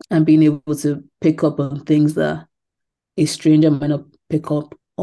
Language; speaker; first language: English; non-native, local second language; Yoruba